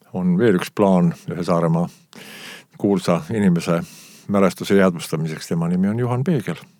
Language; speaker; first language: Estonian; native; Estonian